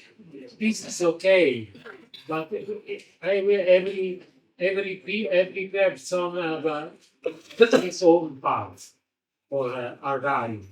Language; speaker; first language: English; non-native, learner; Italian